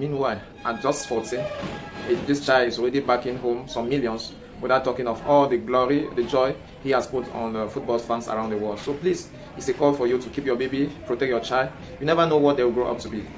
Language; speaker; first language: English; non-native, local second language; French